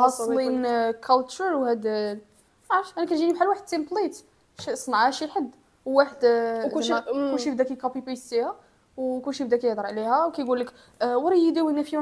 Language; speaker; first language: Arabic; native; Arabic